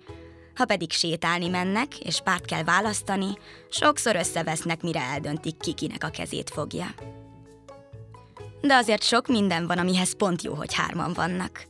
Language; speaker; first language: Hungarian; native; Hungarian